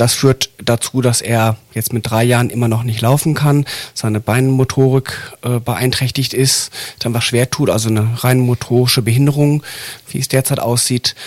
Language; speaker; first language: German; native; German